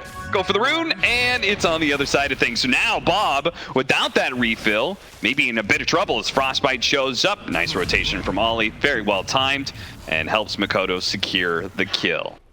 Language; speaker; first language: English; native; English